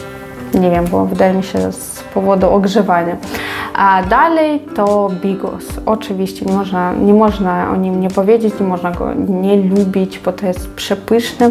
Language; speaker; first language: Polish; non-native, fluent; Ukrainian